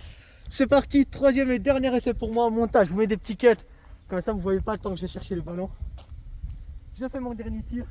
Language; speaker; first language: French; native; French